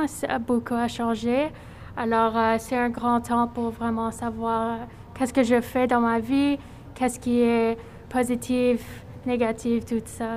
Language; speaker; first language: French; non-native, fluent; English